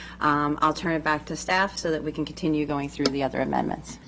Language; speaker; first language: English; native; English